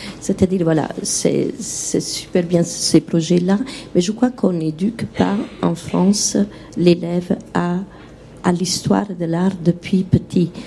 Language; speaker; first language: French; non-native, fluent; Italian